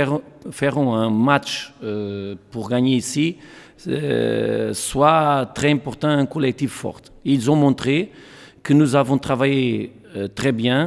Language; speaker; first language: French; non-native, learner; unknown